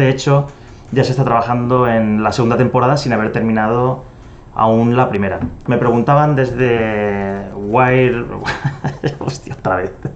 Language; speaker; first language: Spanish; native; Spanish